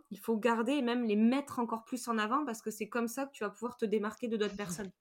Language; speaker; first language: French; native; French